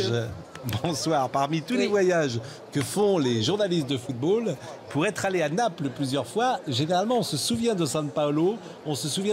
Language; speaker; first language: French; native; French